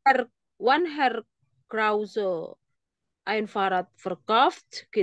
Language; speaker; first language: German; non-native, learner; Indonesian